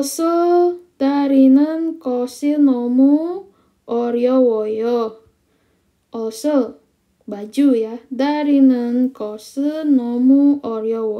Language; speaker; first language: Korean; non-native, fluent; Indonesian